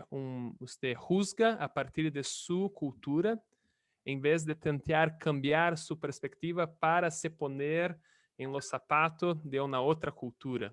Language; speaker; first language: Spanish; non-native, fluent; Portuguese